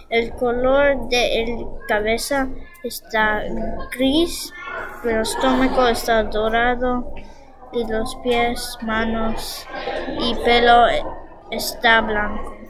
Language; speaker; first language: Spanish; non-native, learner; English